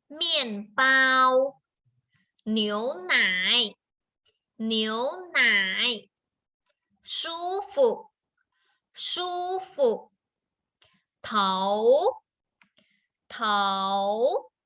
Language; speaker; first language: Chinese; non-native, fluent; Thai